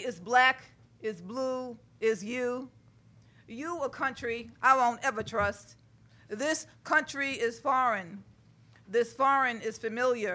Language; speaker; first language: English; native; English